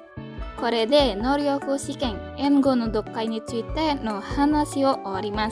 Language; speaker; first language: Japanese; non-native, learner; Indonesian